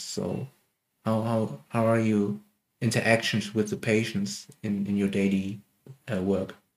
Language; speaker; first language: English; non-native, fluent; German